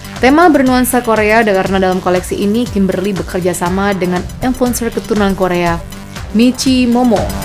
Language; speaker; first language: Indonesian; native; Indonesian